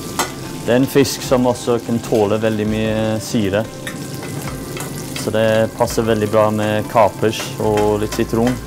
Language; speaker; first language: Norwegian; non-native, fluent; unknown